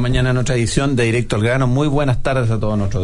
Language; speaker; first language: Spanish; native; Spanish